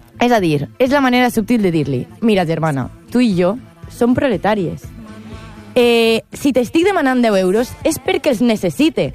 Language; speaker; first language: Catalan; native; Catalan